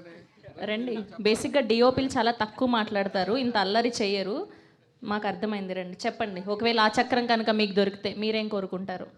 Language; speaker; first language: Telugu; native; Telugu